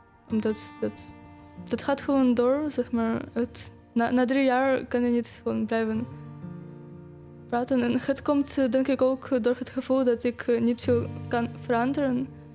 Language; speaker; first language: Dutch; non-native, fluent; Ukrainian